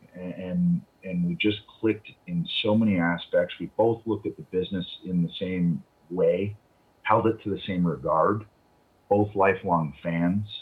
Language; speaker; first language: English; native; English